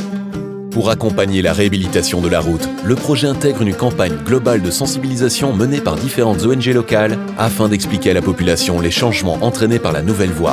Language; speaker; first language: French; native; French